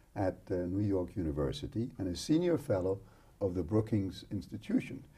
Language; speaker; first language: English; early bilingual, other home language; Spanish